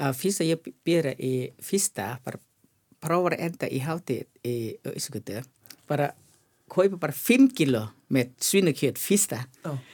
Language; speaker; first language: Icelandic; non-native, learner; Thai